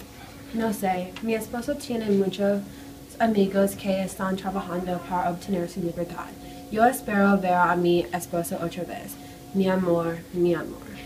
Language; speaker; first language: Spanish; non-native, learner; English